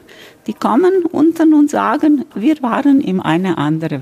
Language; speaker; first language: German; non-native, fluent; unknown